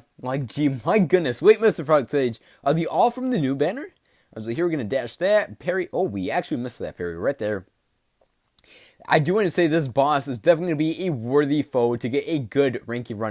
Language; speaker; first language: English; native; English